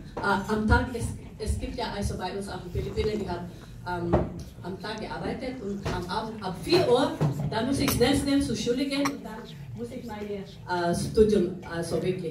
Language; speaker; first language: German; non-native, fluent; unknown